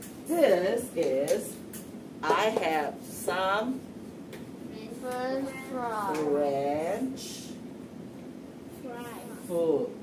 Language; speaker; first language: English; non-native, fluent; Chinese